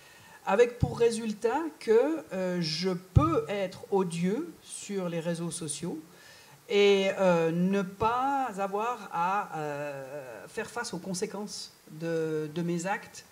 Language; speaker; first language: French; native; French